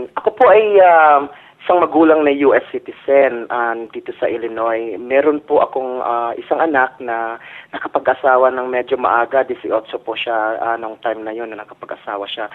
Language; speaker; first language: Filipino; native; Filipino